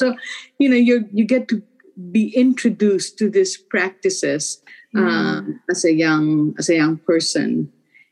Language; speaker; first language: English; non-native, local second language; Filipino